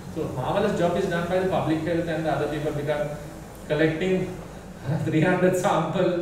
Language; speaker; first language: English; non-native, local second language; Sinhala